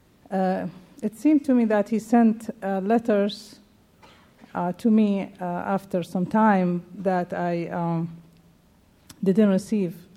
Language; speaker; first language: English; non-native, fluent; Arabic